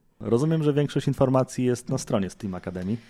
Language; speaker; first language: Polish; native; Polish